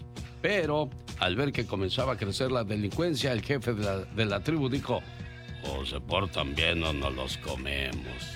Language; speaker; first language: Spanish; native; Spanish